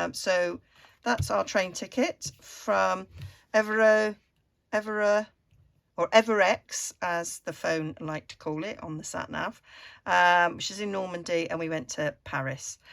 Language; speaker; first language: English; native; English